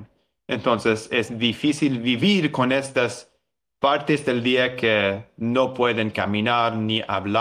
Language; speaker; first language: Spanish; non-native, fluent; English